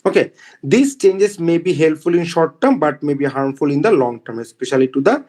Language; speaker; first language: English; non-native, local second language; Bangla